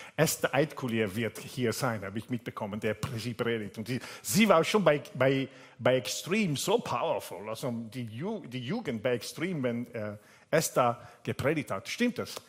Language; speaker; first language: German; non-native, fluent; Italian